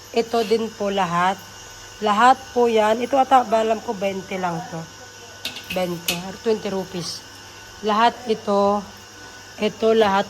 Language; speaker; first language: Filipino; native; Filipino